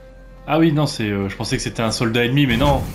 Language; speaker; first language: French; native; French